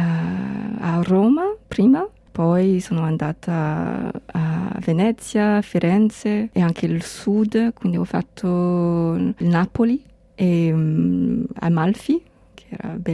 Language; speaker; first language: Italian; non-native, fluent; English